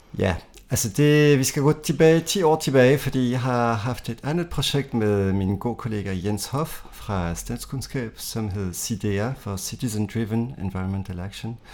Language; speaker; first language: Danish; non-native, fluent; French